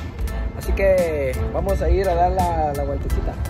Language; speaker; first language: Spanish; native; Spanish